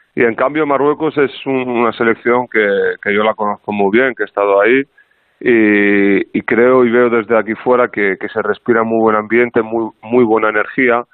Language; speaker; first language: Spanish; non-native, fluent; Arabic